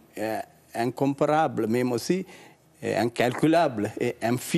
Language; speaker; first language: French; non-native, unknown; Sinhala